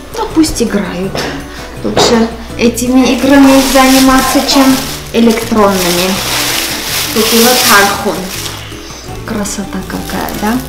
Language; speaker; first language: Russian; non-native, local second language; Armenian